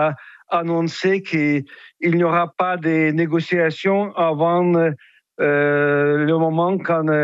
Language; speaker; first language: French; non-native, fluent; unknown